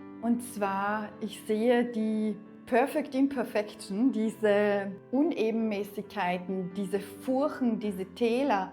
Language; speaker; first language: German; native; German